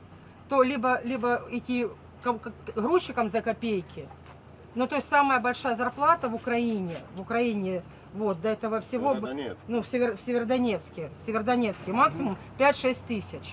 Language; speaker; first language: Russian; native; Russian